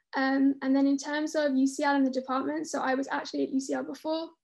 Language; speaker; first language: English; native; English